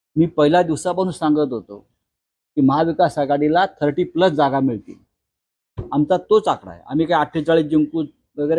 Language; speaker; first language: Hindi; non-native, local second language; Marathi